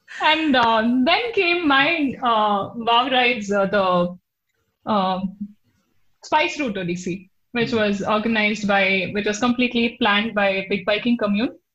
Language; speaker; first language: English; non-native, local second language; Tulu